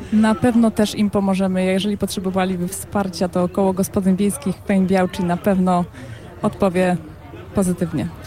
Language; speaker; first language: Polish; native; Polish